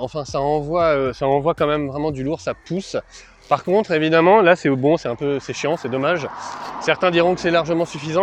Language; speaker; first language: French; native; French